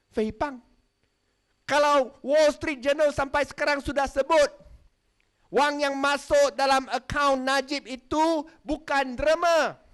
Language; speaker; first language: Malay; non-native, local second language; Chinese